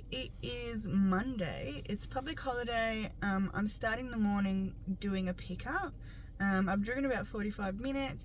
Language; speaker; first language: English; native; English